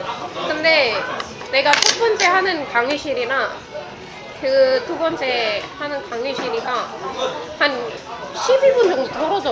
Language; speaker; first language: Korean; non-native, fluent; Indonesian